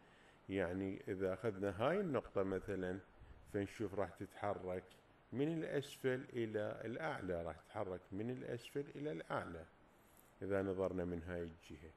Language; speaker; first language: Arabic; native; Arabic